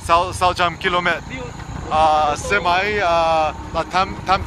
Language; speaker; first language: Vietnamese; non-native, learner; English